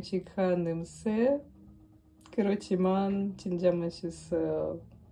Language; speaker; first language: Korean; non-native, learner; Russian